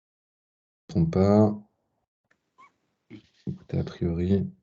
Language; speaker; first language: French; native; French